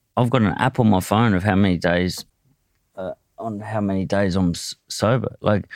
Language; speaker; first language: English; native; English